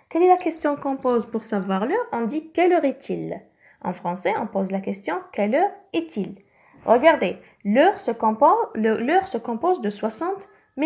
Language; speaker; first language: French; non-native, local second language; Arabic